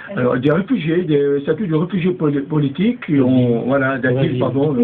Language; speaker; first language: French; non-native, fluent; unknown